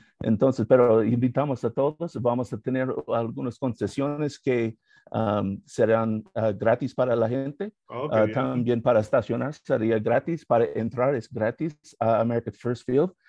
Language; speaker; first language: Spanish; non-native, learner; English